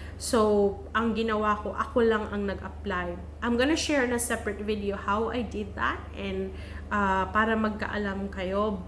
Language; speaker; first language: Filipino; non-native, local second language; Cebuano